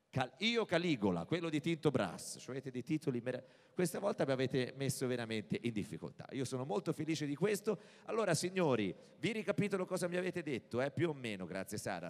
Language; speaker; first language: Italian; native; Italian